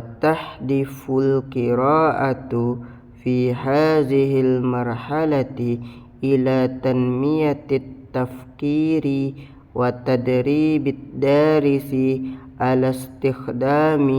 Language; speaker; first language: Arabic; non-native, learner; Indonesian